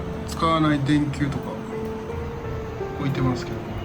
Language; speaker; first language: Japanese; native; Japanese